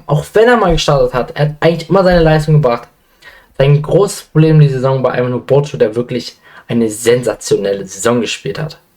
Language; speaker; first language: German; native; German